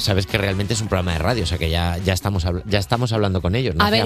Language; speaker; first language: Spanish; native; Spanish